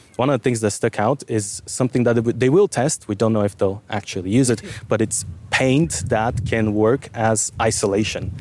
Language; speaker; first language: English; non-native, fluent; Bulgarian